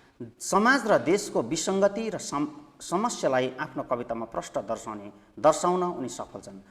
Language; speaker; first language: Nepali; native; Nepali